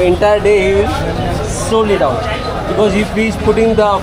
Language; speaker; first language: English; non-native, local second language; Hindi